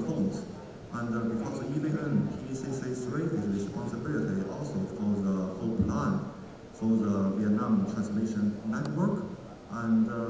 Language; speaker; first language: English; non-native, learner; Thai